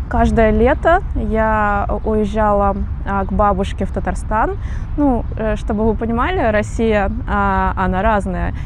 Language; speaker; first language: Russian; native; Russian